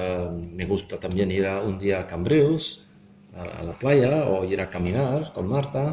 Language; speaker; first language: Spanish; non-native, fluent; Dutch